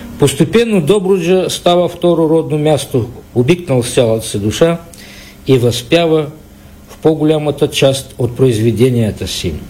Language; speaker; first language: Bulgarian; early bilingual, heritage; Bulgarian